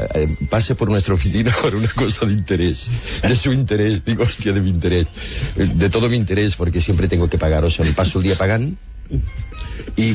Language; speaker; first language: Catalan; non-native, local second language; Spanish